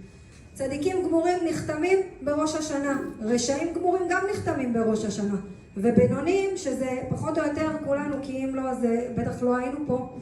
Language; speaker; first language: Hebrew; native; Hebrew